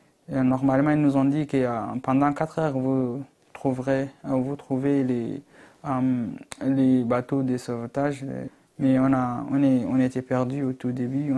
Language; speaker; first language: French; non-native, local second language; Arabic